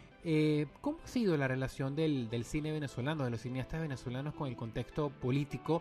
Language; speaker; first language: Spanish; native; Spanish